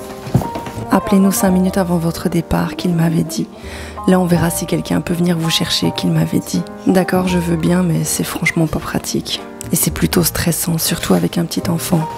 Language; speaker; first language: French; native; French